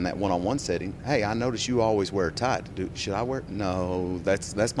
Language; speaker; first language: English; native; English